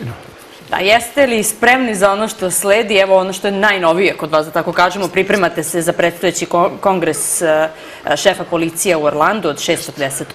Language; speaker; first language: Serbian; native; Serbian